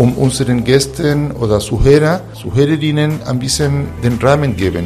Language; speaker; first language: German; non-native, fluent; Spanish